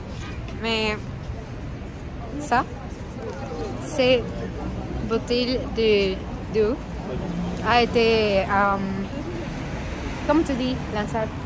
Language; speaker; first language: French; non-native, learner; Spanish